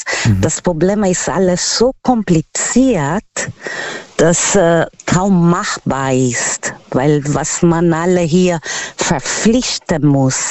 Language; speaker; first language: German; non-native, fluent; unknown